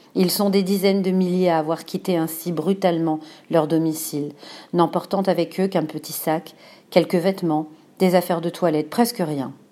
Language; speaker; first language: French; native; French